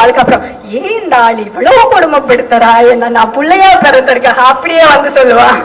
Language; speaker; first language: Tamil; non-native, learner; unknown